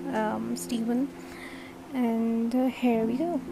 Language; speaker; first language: English; non-native, fluent; Turkish